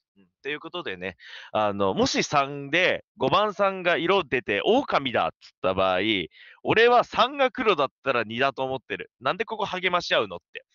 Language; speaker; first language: Japanese; native; Japanese